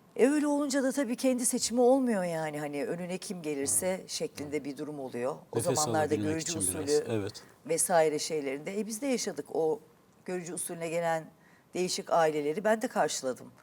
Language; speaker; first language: Turkish; native; Turkish